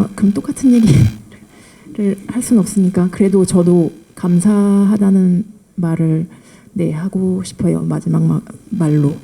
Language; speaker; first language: Korean; early bilingual, heritage; Korean